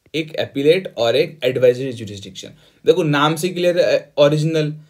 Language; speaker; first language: Hindi; native; Hindi